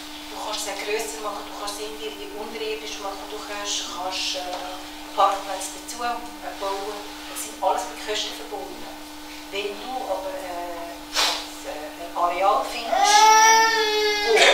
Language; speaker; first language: German; early bilingual, other home language; Tibetan